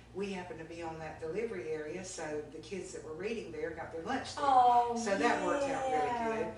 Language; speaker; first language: English; native; English